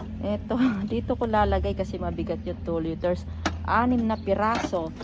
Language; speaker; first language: Filipino; native; Filipino